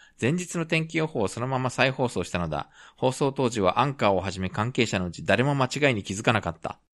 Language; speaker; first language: Japanese; native; Japanese